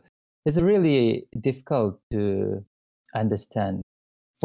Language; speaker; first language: English; non-native, fluent; Japanese